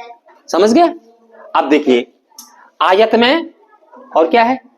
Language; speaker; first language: Hindi; native; Hindi